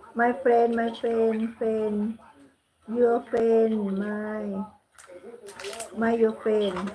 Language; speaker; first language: English; non-native, learner; Thai